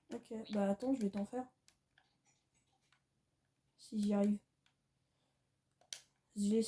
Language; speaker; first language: French; native; French